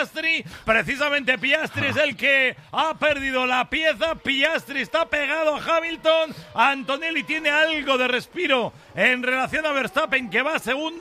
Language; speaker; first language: Spanish; native; Spanish